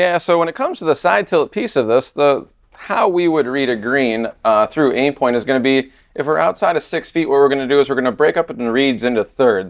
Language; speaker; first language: English; native; English